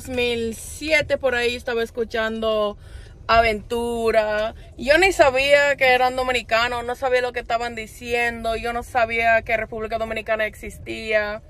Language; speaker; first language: Spanish; non-native, fluent; English